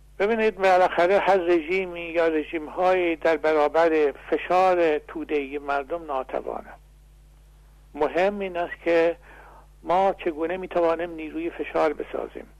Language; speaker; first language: Persian; non-native, local second language; Azerbaijani